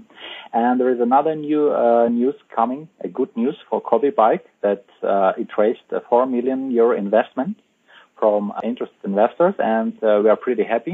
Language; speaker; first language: English; non-native, fluent; Uzbek